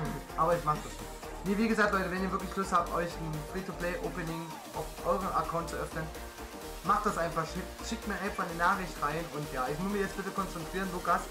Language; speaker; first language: German; native; German